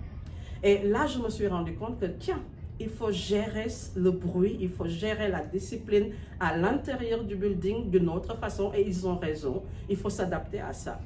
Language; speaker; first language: French; non-native, local second language; Wolof